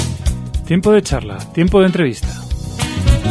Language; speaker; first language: Spanish; native; Spanish